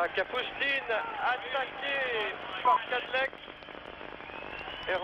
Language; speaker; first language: French; native; French